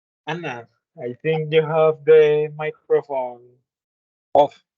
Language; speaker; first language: English; non-native, learner; Spanish